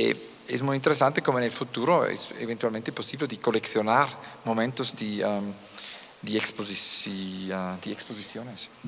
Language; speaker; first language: Spanish; non-native, learner; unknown